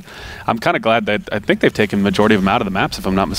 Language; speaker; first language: English; native; English